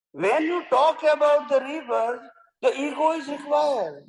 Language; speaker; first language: English; non-native, local second language; Gujarati